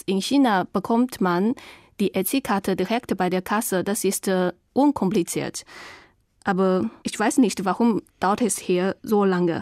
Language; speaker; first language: German; non-native, fluent; Chinese